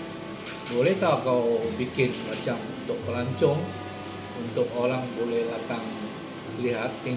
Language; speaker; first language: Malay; non-native, local second language; Hakka Chinese